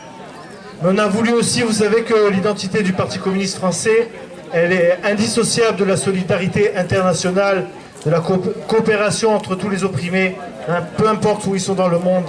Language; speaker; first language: French; native; French